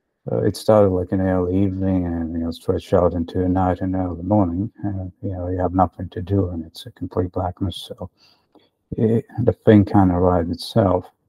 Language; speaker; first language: English; non-native, fluent; Ukrainian